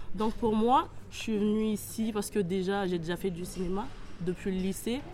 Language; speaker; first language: French; non-native, local second language; Comorian